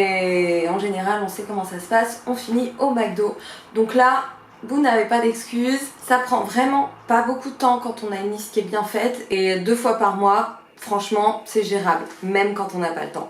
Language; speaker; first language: French; native; French